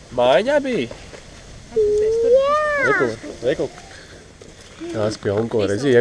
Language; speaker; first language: Latvian; native; Latvian